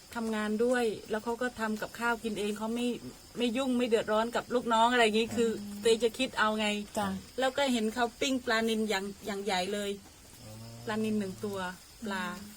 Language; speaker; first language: Thai; native; Thai